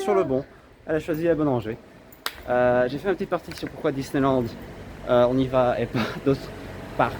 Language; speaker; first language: French; native; French